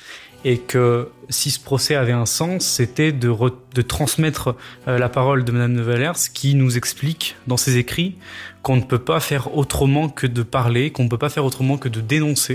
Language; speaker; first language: French; native; French